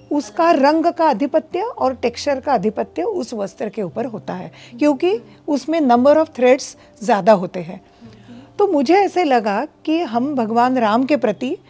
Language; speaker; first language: Hindi; non-native, local second language; Marathi